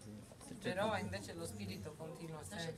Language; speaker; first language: Italian; native; Italian